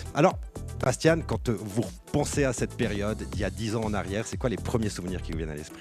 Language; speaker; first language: French; native; French